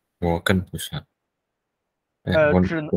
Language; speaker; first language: Chinese; non-native, learner; Vietnamese